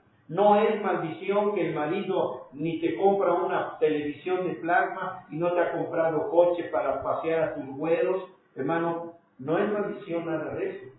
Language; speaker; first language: Spanish; native; Spanish